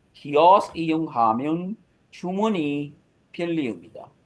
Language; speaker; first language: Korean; non-native, fluent; Urdu